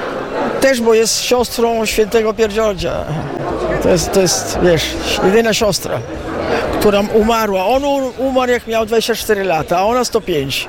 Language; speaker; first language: Polish; early bilingual, heritage; Italian